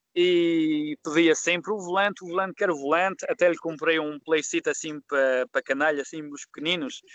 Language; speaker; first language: Portuguese; early bilingual, heritage; Portuguese